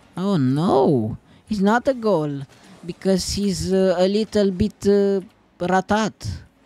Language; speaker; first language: English; non-native, learner; Romanian